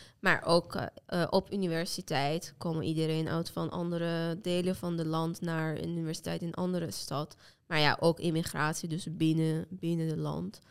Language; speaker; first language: Dutch; non-native, fluent; Azerbaijani